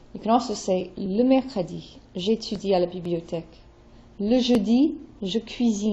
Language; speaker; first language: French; non-native, fluent; English